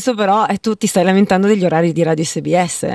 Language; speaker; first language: Italian; native; Italian